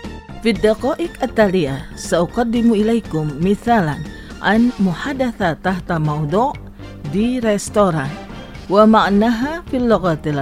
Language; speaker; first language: Arabic; non-native, fluent; Indonesian